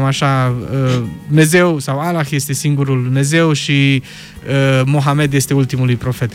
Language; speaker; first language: Romanian; native; Romanian